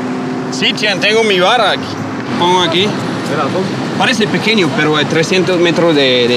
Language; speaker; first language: Spanish; non-native, fluent; French